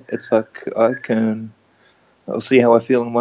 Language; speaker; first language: English; native; English